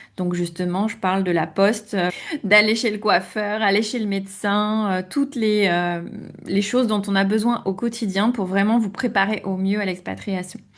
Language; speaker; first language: French; native; French